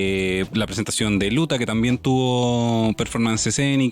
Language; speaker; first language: Spanish; native; Spanish